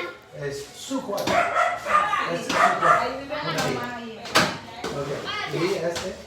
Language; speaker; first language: Spanish; non-native, learner; English